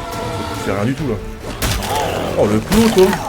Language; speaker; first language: French; native; French